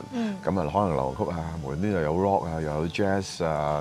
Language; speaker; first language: Cantonese; native; Cantonese